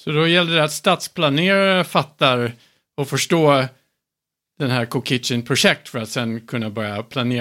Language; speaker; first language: Swedish; non-native, fluent; English